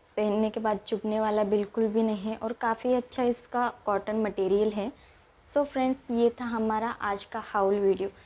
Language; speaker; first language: Hindi; native; Hindi